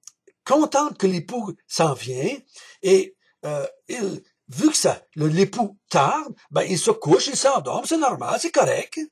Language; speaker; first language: French; native; French